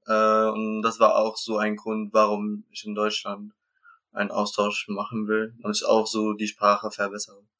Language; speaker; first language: German; non-native, learner; Arabic